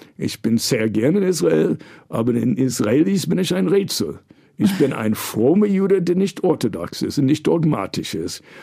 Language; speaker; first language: German; non-native, fluent; English